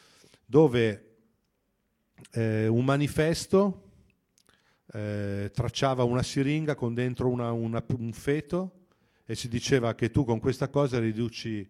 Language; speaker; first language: Italian; native; Italian